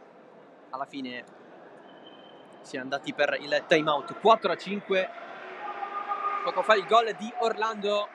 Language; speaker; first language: Italian; native; Italian